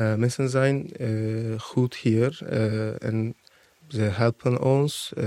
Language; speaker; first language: Dutch; non-native, learner; Turkish